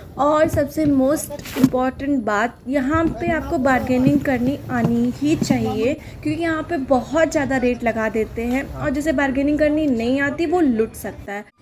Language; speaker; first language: Hindi; native; Hindi